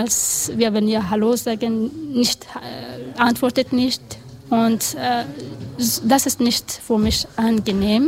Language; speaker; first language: German; non-native, learner; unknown